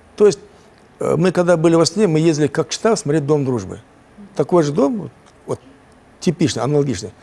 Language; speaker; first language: Russian; non-native, local second language; Chechen